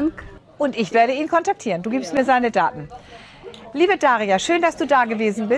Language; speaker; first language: German; native; German